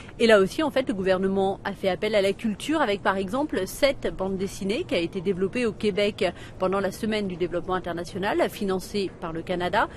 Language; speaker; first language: French; native; French